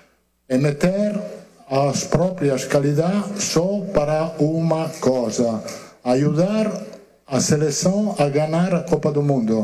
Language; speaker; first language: Portuguese; non-native, learner; Italian